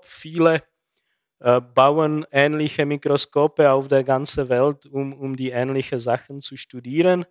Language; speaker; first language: German; non-native, fluent; Czech